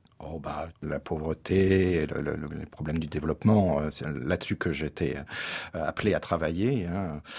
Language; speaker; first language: French; native; French